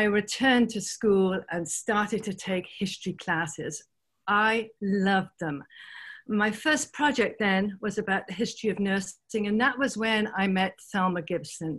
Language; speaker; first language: English; native; English